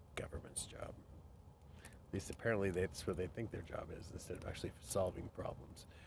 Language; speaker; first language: English; native; English